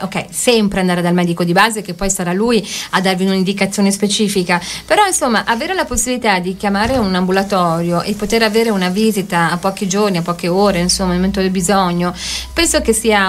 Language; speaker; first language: Italian; native; Italian